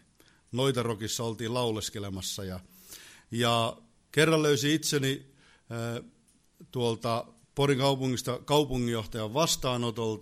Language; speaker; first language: Finnish; native; Finnish